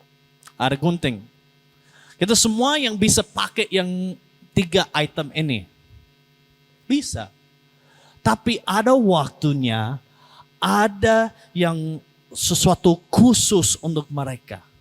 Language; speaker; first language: Indonesian; non-native, learner; English